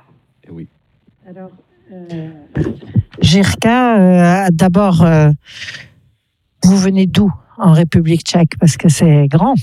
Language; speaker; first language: French; native; French